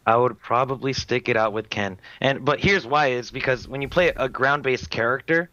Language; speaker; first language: English; native; English